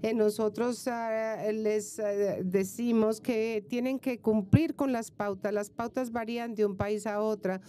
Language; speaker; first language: Spanish; non-native, fluent; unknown